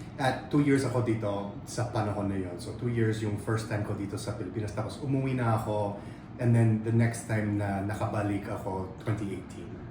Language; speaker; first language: Filipino; non-native, fluent; English